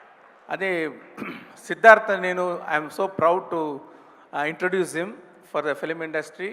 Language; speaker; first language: Telugu; non-native, local second language; Tamil